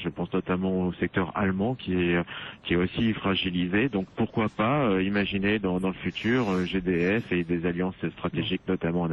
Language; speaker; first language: French; native; French